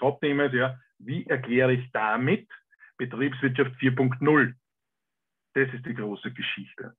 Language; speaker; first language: German; native; German